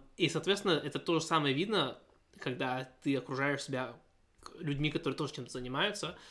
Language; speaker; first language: Russian; early bilingual, heritage; Russian